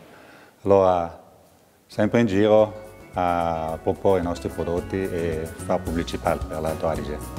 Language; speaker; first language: Italian; non-native, local second language; German